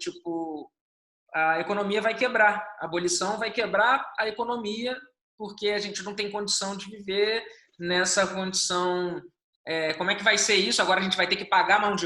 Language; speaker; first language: Portuguese; native; Portuguese